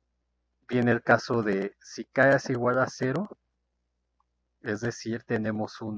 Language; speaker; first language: Spanish; native; Spanish